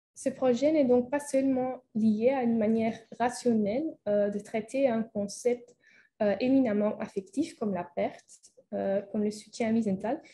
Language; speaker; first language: French; non-native, fluent; Dutch